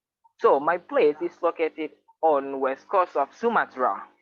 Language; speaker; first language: English; non-native, local second language; Indonesian